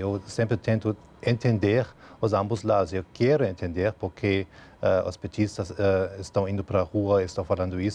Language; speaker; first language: Portuguese; non-native, fluent; German